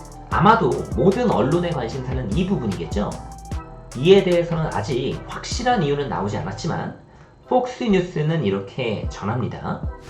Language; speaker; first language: Korean; native; Korean